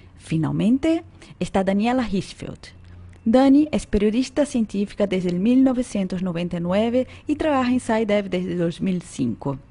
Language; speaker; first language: Spanish; non-native, fluent; Portuguese